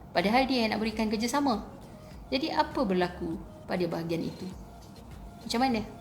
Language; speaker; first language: Malay; native; Malay